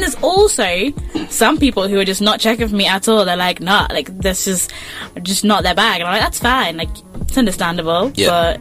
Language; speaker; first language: English; native; English